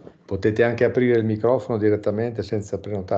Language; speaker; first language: Italian; native; Italian